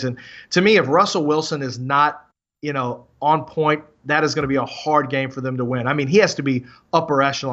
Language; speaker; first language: English; native; English